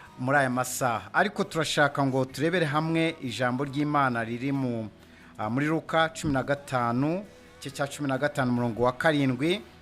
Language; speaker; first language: Kinyarwanda; native; Kinyarwanda